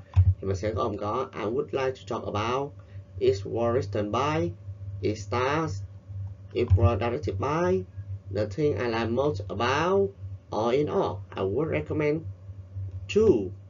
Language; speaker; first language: English; non-native, fluent; Vietnamese